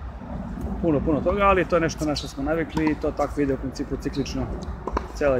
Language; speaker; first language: Serbian; native; Serbian